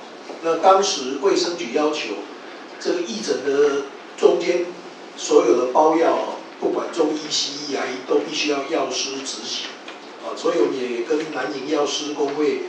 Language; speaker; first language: Chinese; native; Chinese